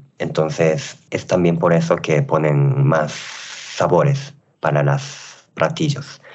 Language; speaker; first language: Spanish; non-native, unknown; Japanese